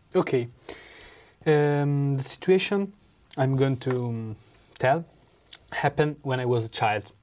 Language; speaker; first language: English; non-native, learner; Italian